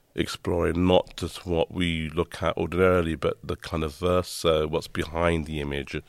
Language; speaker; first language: English; native; English